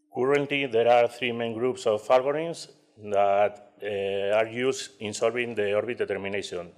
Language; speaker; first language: English; non-native, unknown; Spanish